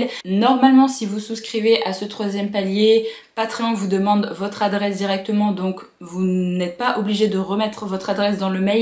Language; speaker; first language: French; native; French